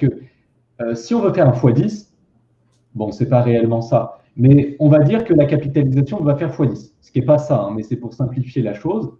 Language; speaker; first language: French; native; French